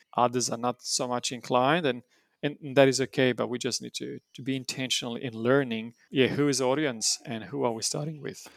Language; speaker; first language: English; non-native, fluent; Romanian